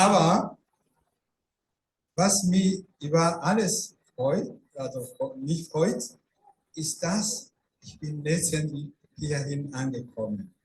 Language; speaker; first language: German; non-native, fluent; Rundi